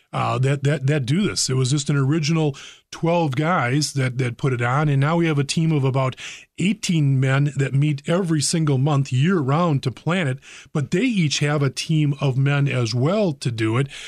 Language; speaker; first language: English; native; English